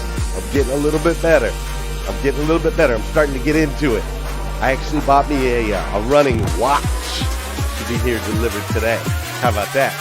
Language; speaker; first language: English; native; English